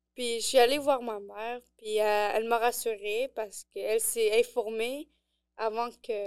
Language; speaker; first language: French; early bilingual, other home language; Arabic